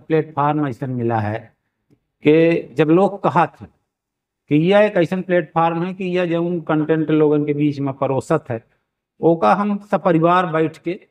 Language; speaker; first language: Hindi; native; Hindi